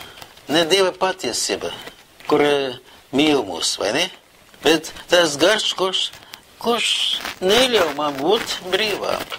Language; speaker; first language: Latvian; non-native, local second language; Russian